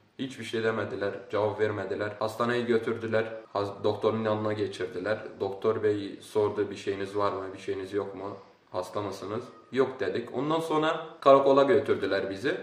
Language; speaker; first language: Turkish; early bilingual, other home language; Arabic